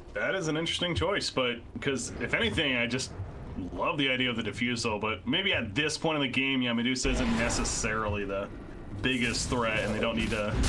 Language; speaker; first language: English; native; English